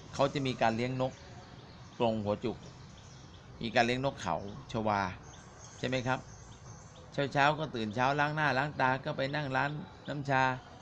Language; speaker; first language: Thai; native; Thai